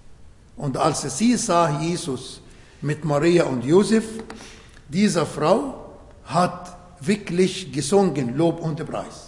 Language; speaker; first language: German; non-native, fluent; Arabic